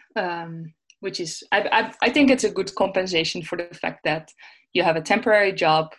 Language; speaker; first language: English; non-native, fluent; Dutch